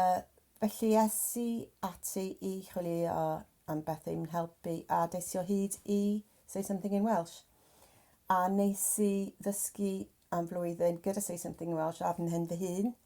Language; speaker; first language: Welsh; non-native, fluent; English